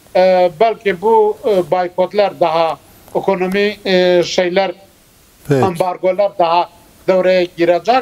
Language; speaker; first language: Turkish; non-native, fluent; Kurdish